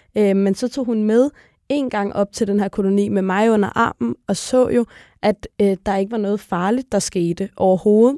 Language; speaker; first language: Danish; early bilingual, other home language; Arabic